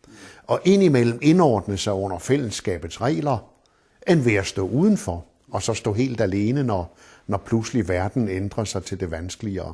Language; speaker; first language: Danish; native; Danish